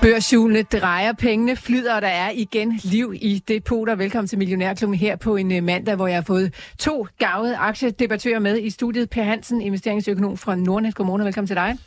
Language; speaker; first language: Danish; native; Danish